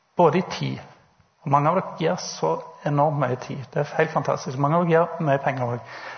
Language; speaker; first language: Norwegian; native; Norwegian